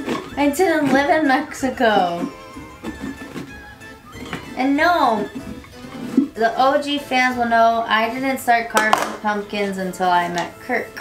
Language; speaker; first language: English; native; English